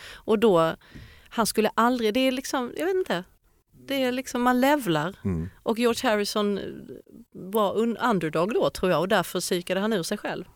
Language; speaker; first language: Swedish; native; Swedish